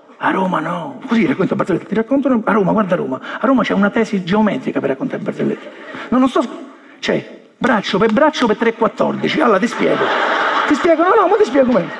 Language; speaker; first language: Italian; native; Italian